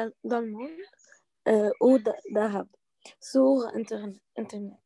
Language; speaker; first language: French; non-native, learner; Arabic